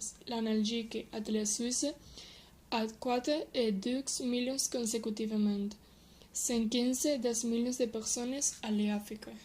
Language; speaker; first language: French; non-native, learner; Spanish